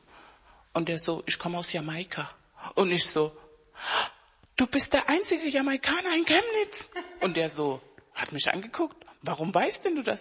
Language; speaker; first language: German; non-native, fluent; Spanish